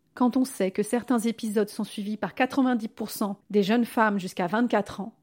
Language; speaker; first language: French; native; French